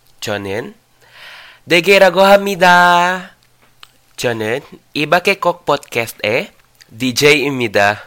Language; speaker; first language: Korean; non-native, learner; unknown